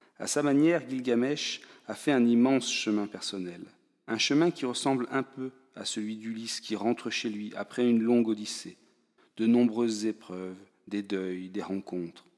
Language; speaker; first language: French; native; French